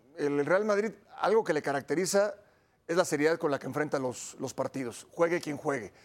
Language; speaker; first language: Spanish; native; Spanish